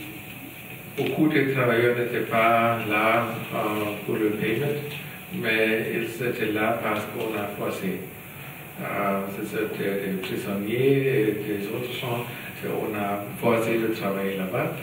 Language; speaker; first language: French; non-native, learner; German